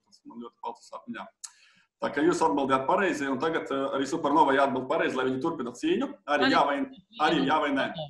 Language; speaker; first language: Latvian; non-native, local second language; Russian